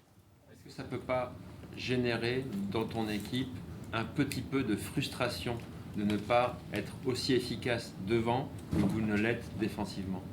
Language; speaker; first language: French; native; French